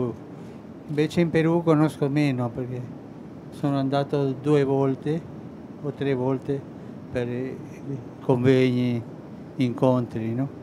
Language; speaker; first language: Italian; non-native, fluent; Spanish